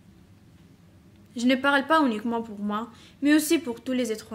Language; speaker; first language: French; non-native, learner; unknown